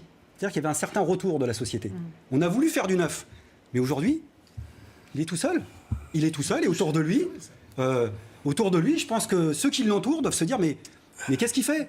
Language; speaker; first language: French; native; French